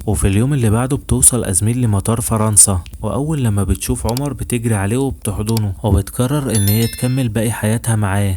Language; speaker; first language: Arabic; native; Arabic